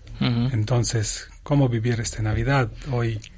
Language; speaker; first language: Spanish; non-native, learner; Arabic